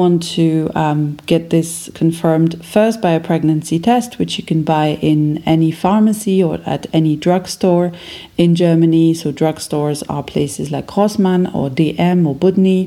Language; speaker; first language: English; non-native, fluent; French